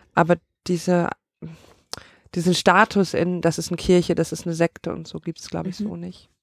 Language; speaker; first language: German; native; German